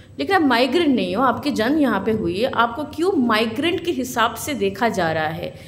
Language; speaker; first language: Hindi; non-native, local second language; Bangla